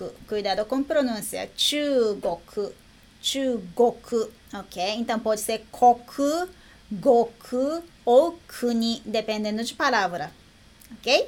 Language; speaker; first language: Portuguese; non-native, learner; Japanese